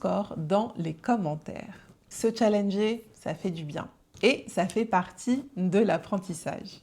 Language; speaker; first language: French; native; French